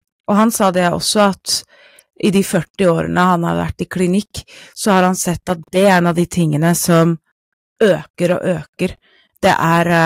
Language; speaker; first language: Norwegian; non-native, fluent; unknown